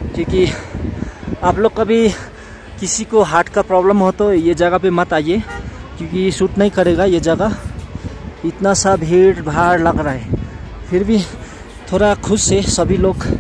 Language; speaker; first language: Hindi; non-native, local second language; Nepali